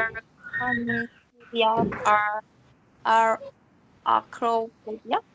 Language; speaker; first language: English; non-native, learner; Korean